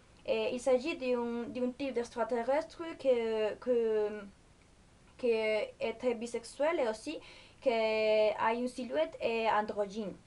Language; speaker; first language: French; non-native, learner; Spanish